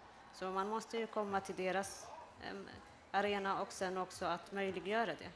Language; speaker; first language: Swedish; early bilingual, other home language; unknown